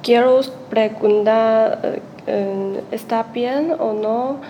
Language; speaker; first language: Spanish; non-native, learner; Chinese